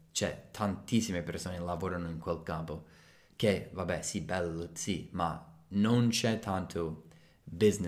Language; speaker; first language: Italian; non-native, fluent; English